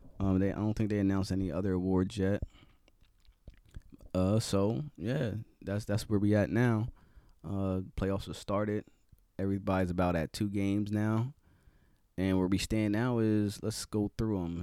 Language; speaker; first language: English; native; English